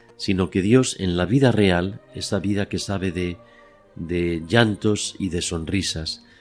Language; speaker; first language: Spanish; native; Spanish